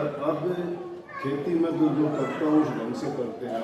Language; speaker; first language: Hindi; native; Hindi